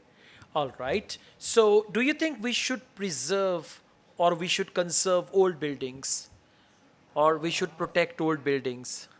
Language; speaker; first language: English; non-native, local second language; Urdu